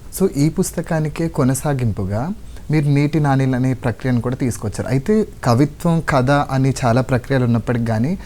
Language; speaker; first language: Telugu; native; Telugu